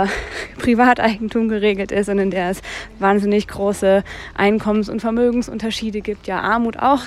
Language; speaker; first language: German; native; German